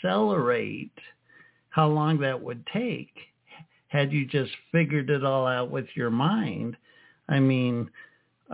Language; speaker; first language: English; native; English